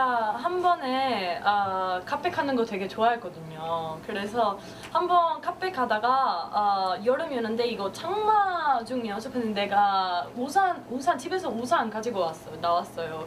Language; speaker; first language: Korean; non-native, learner; Albanian